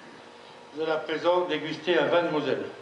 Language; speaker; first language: French; native; French